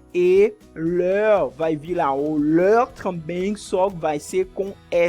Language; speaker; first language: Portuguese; non-native, fluent; French